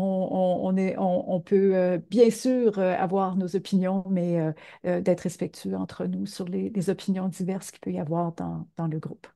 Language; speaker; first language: French; native; French